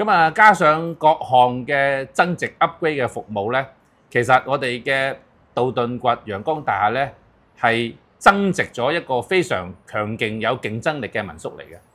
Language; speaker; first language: Cantonese; native; Cantonese